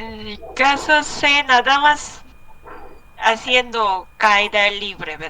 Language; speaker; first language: Spanish; non-native, learner; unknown